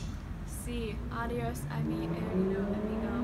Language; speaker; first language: Spanish; non-native, learner; English